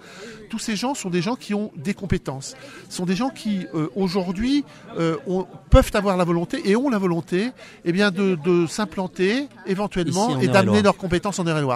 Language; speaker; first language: French; native; French